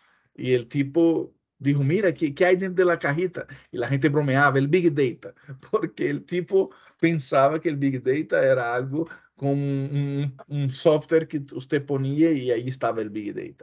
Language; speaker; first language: Spanish; non-native, fluent; Portuguese